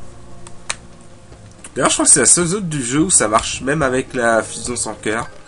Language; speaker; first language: French; native; French